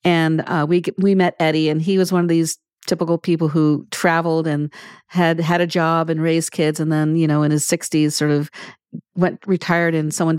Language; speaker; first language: English; native; English